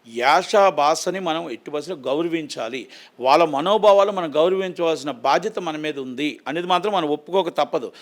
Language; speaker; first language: Telugu; native; Telugu